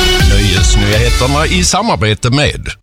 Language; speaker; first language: Swedish; native; Swedish